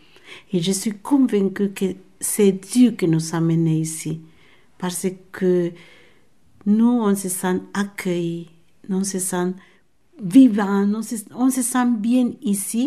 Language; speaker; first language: French; non-native, fluent; Spanish